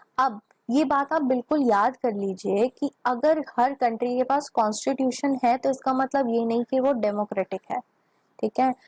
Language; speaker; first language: Hindi; native; Hindi